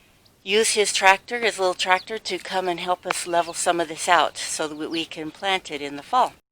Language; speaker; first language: English; native; English